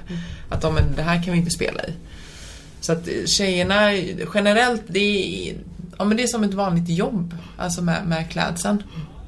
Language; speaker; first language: Swedish; early bilingual, other home language; Polish